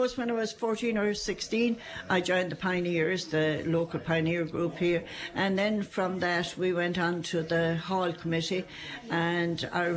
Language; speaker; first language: English; native; English